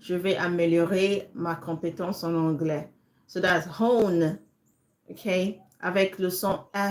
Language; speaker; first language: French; non-native, fluent; English